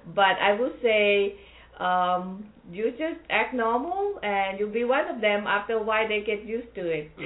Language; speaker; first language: English; non-native, fluent; Thai